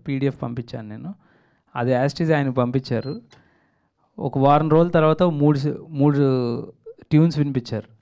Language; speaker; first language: Telugu; native; Telugu